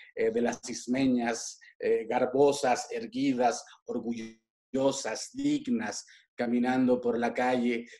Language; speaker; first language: Spanish; native; Spanish